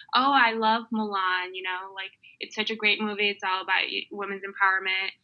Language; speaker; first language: English; early bilingual, other home language; Mongolian